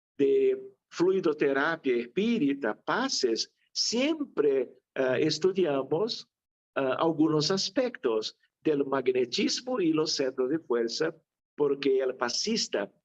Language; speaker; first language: Spanish; non-native, fluent; Portuguese